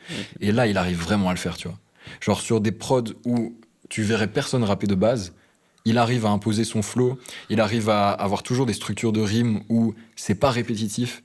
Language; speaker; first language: French; native; French